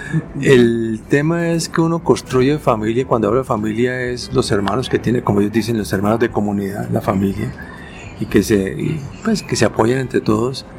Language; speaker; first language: Spanish; native; Spanish